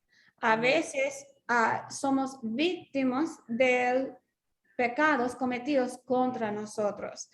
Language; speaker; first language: Spanish; non-native, fluent; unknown